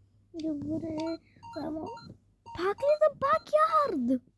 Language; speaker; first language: Bulgarian; early bilingual, heritage; Bulgarian